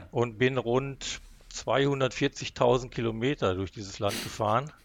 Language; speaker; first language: German; native; German